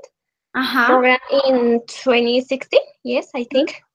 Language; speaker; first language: English; non-native, learner; Spanish